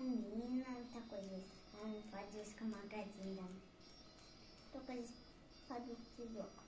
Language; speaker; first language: Russian; non-native, local second language; Kazakh